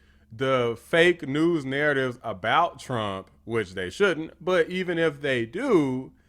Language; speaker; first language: English; native; English